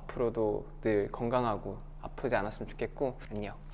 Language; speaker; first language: Korean; native; Korean